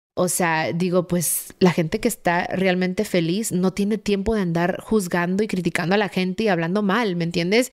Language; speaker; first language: Spanish; early bilingual, heritage; Spanish